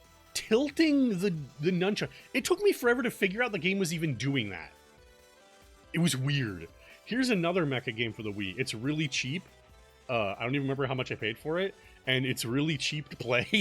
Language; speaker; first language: English; native; English